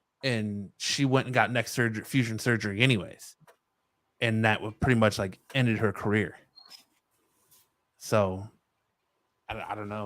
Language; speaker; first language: English; native; English